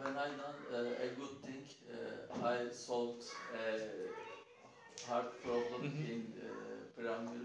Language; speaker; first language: English; non-native, learner; Turkish